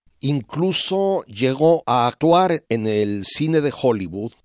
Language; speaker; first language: Spanish; native; Spanish